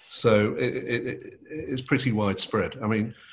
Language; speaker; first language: English; native; English